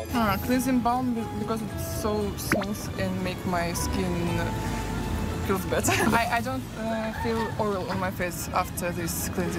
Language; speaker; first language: English; non-native, learner; Russian